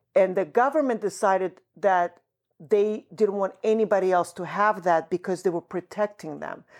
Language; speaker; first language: English; early bilingual, other home language; Russian